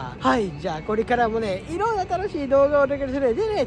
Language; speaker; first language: Japanese; native; Japanese